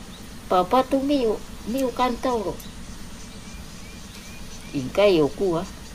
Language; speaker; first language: Chinese; non-native, local second language; Amis